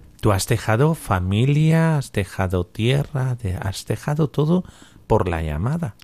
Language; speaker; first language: Spanish; native; Spanish